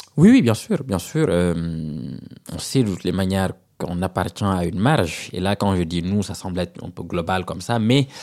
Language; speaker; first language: French; non-native, local second language; Serer